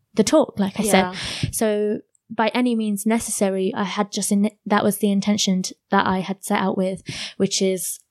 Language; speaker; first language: English; native; English